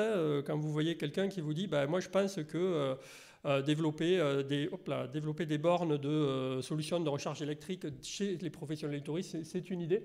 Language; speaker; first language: French; native; French